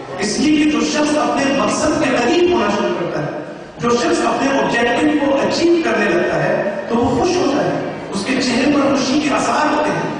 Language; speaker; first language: Urdu; native; Urdu